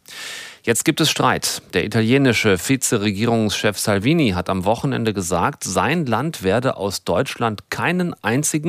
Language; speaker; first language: German; native; German